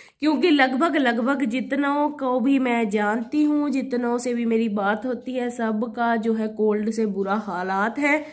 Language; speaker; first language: Hindi; native; Hindi